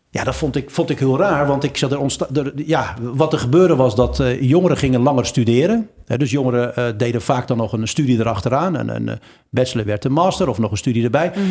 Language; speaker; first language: Dutch; early bilingual, other home language; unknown